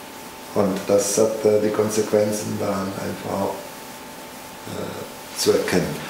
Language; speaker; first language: German; non-native, fluent; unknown